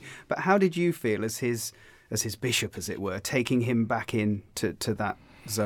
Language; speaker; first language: English; native; English